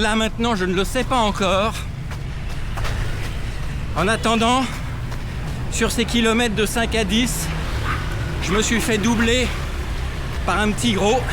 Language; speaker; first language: French; native; French